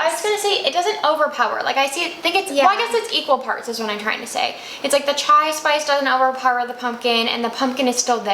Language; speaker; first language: English; native; English